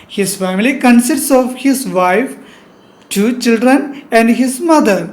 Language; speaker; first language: English; non-native, local second language; Malayalam